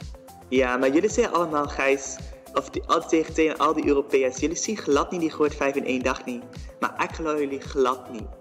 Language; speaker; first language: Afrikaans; non-native, learner; Dutch